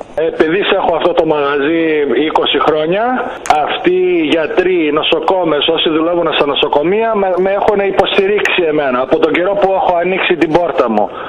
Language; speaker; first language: Greek; early bilingual, heritage; Greek